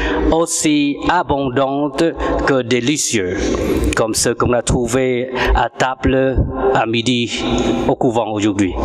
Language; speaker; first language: French; non-native, fluent; Vietnamese